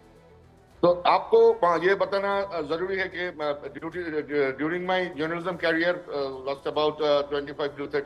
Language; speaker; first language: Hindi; non-native, learner; Bangla